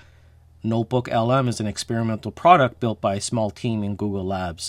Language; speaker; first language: English; native; English